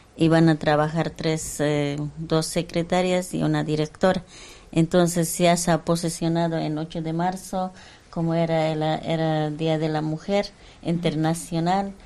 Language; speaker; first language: Spanish; non-native, local second language; Aymara